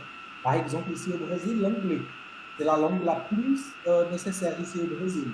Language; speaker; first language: French; non-native, fluent; Portuguese